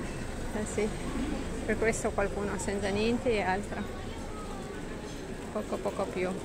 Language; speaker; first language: Italian; non-native, learner; Russian